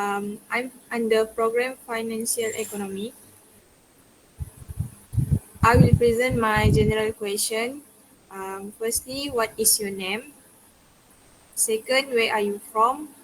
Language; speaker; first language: English; non-native, local second language; Malay